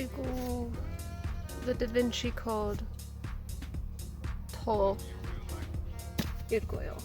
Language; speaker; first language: Korean; non-native, learner; English